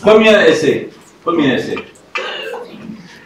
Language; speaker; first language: French; non-native, fluent; Swedish